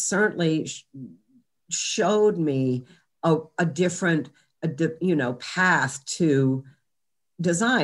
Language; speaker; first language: English; native; English